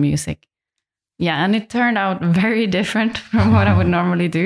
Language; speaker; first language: English; non-native, fluent; Norwegian